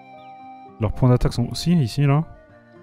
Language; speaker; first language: French; native; French